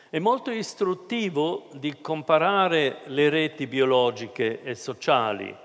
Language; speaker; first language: Italian; non-native, fluent; German